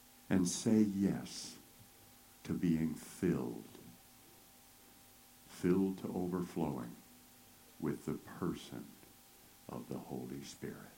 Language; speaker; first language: English; native; English